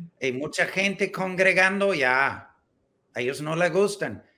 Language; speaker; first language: Spanish; non-native, learner; English